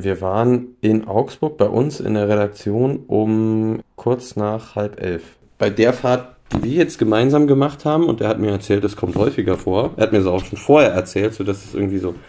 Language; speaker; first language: German; native; German